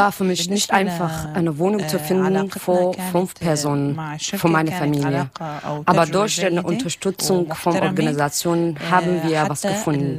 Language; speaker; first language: German; non-native, learner; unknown